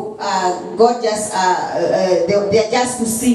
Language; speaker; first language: English; non-native, fluent; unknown